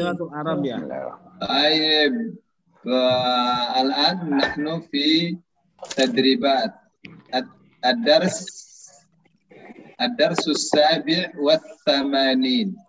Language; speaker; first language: Arabic; non-native, fluent; Indonesian